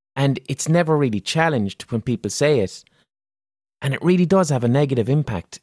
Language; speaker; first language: English; native; English